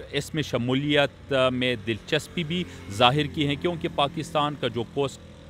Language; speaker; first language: Urdu; non-native, local second language; Pashto